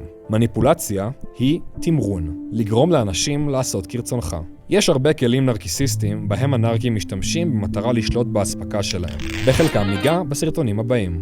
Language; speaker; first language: Hebrew; native; Hebrew